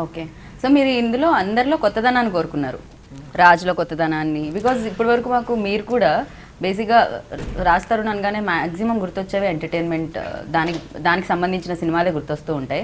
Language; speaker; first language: Telugu; native; Telugu